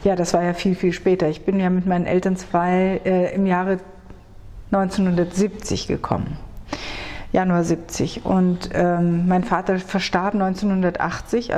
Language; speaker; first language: German; early bilingual, other home language; Hebrew